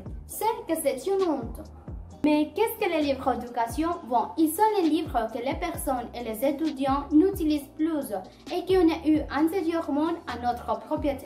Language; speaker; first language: French; non-native, learner; Spanish